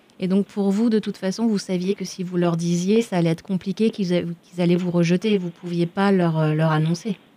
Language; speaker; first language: French; native; French